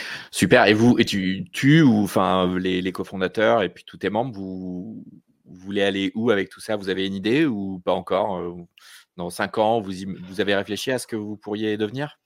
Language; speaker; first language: French; native; French